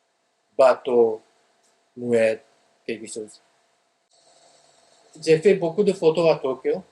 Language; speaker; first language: French; non-native, fluent; Japanese